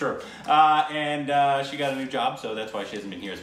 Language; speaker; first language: English; native; English